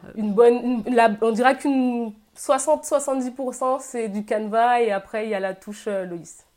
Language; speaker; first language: French; native; French